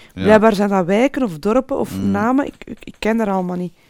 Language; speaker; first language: Dutch; early bilingual, other home language; Arabic